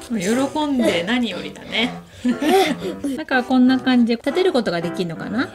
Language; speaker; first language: Japanese; native; Japanese